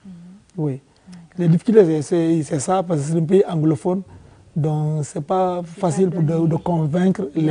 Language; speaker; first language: French; non-native, fluent; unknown